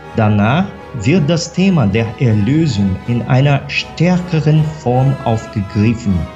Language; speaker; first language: German; non-native, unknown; Portuguese